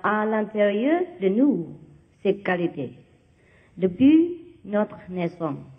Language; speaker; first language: French; non-native, learner; Vietnamese